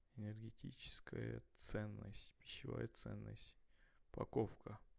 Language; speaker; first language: Russian; non-native, local second language; Kazakh